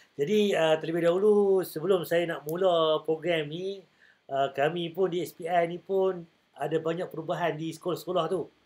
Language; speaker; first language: Malay; native; Malay